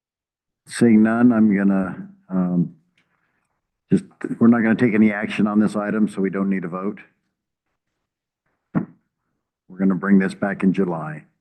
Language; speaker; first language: English; native; English